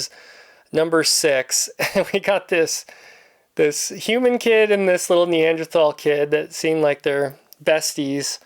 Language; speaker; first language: English; native; English